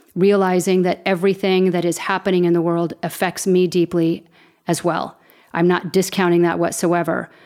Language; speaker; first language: English; native; English